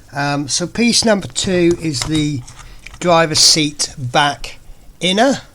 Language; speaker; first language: English; native; English